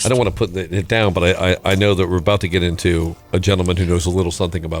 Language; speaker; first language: English; native; English